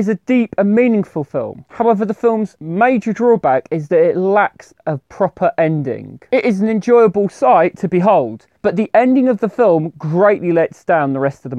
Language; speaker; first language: English; native; English